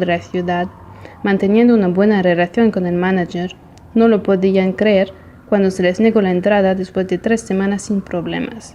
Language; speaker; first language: Spanish; non-native, fluent; Portuguese